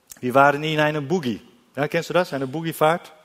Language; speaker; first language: German; non-native, learner; Dutch